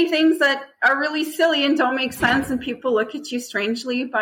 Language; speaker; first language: English; non-native, fluent; French